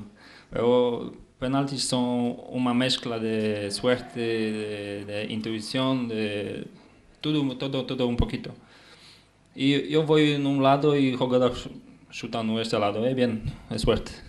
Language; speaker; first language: Spanish; non-native, learner; Polish